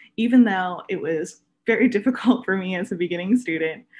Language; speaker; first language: English; native; English